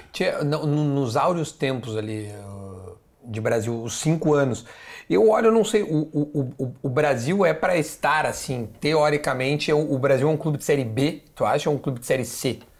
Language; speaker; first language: Portuguese; native; Portuguese